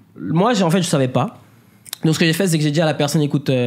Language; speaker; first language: French; native; French